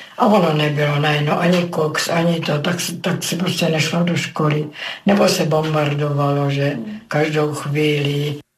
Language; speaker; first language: Czech; native; Czech